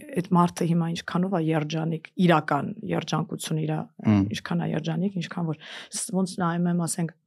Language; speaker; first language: Armenian; early bilingual, heritage; Armenian